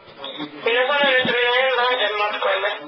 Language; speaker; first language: Finnish; non-native, fluent; Arabic